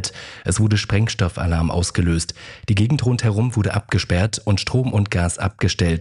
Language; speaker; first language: German; native; German